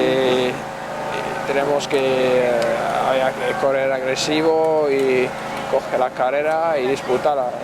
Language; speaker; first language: Spanish; non-native, learner; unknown